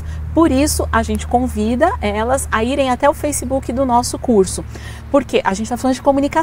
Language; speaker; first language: Portuguese; native; Portuguese